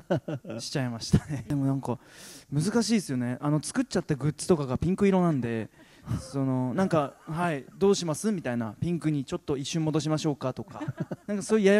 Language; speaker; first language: Japanese; native; Japanese